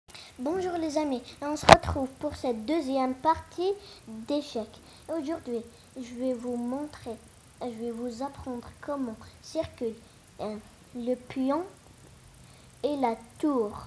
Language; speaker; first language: French; non-native, local second language; Arabic